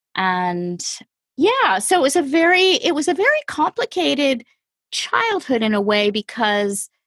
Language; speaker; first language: English; native; English